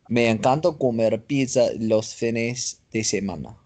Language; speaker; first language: Spanish; non-native, learner; English